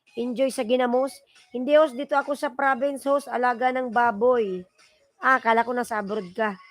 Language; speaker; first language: Filipino; non-native, local second language; Bikol